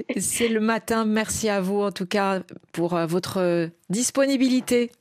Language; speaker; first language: French; native; French